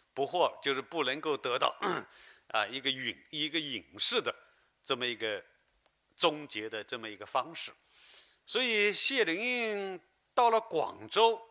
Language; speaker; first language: Chinese; native; Chinese